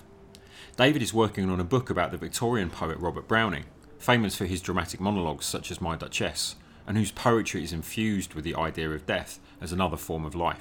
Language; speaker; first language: English; native; English